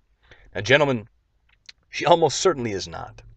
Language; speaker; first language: English; native; English